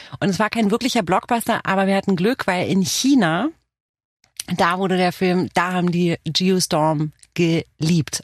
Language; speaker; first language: German; early bilingual, other home language; Romanian